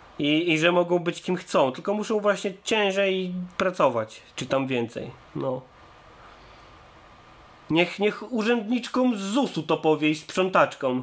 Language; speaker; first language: Polish; native; Polish